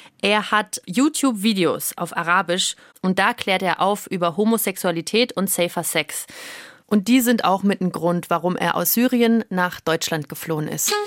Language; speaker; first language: German; native; German